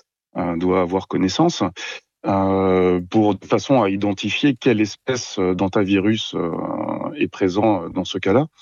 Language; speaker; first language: French; native; French